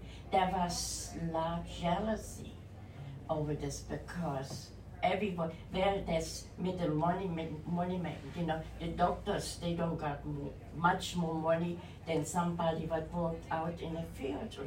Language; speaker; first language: English; non-native, fluent; German